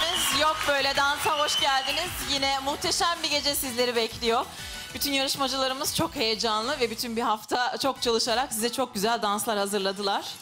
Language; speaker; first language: Turkish; native; Turkish